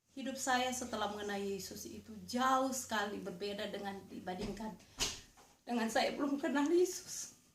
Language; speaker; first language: Indonesian; native; Indonesian